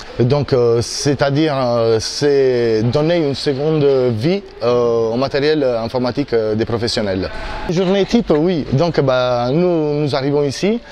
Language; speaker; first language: French; non-native, fluent; Italian